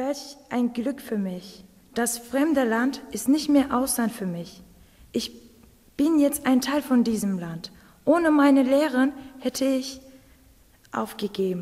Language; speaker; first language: German; non-native, fluent; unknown